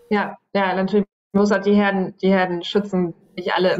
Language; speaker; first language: German; native; German